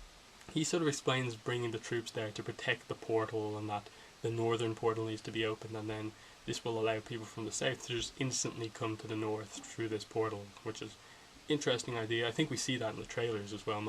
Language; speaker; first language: English; native; English